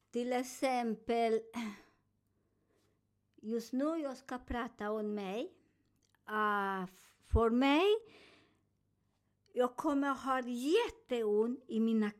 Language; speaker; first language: Swedish; non-native, learner; Spanish